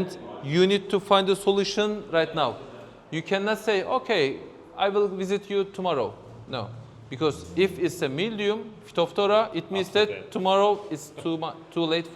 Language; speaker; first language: English; non-native, fluent; Turkish